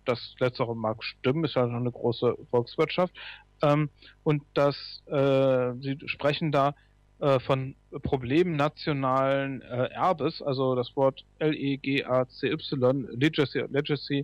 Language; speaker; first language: German; native; German